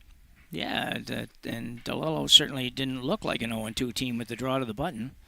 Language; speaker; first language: English; native; English